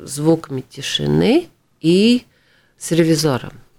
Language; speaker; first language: Russian; non-native, local second language; Latvian